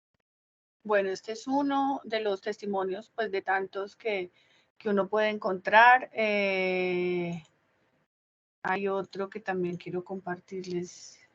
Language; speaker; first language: Spanish; native; Spanish